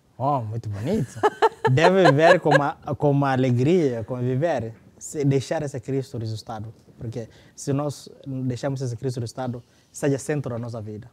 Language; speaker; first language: Portuguese; non-native, fluent; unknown